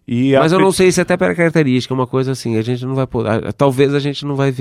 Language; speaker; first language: Portuguese; native; Portuguese